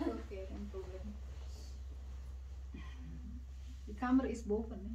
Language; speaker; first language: Dutch; non-native, learner; Indonesian